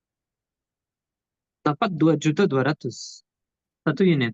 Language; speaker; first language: Indonesian; non-native, learner; Portuguese